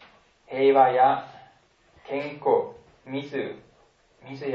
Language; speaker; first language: Japanese; non-native, fluent; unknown